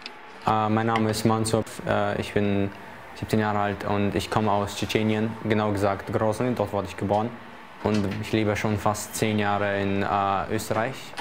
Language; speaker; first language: German; early bilingual, other home language; Chechen